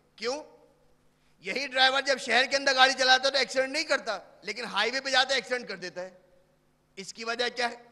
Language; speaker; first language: Urdu; native; Urdu